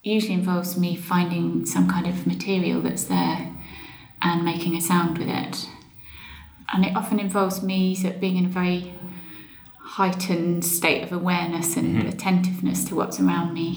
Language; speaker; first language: English; native; English